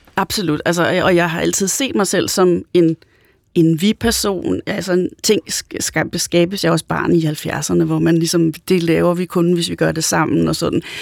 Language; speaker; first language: Danish; native; Danish